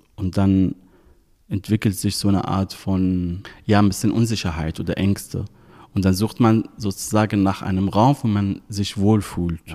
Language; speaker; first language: German; non-native, fluent; Arabic